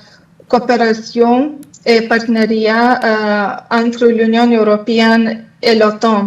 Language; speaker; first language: French; non-native, fluent; Lithuanian